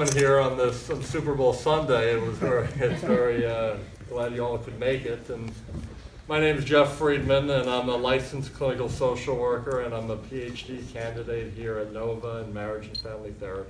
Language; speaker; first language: English; native; English